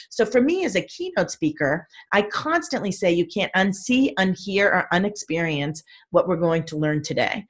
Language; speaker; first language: English; native; English